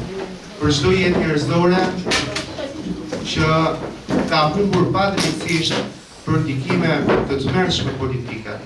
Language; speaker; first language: Albanian; native; Albanian